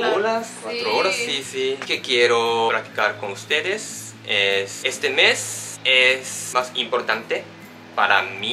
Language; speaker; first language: Spanish; non-native, learner; Japanese